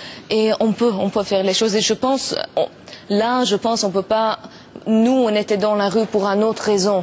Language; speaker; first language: French; non-native, learner; Persian